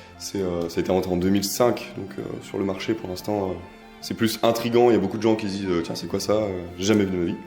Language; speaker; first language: French; native; French